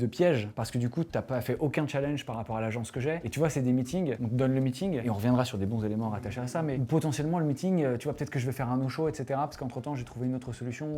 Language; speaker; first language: French; native; French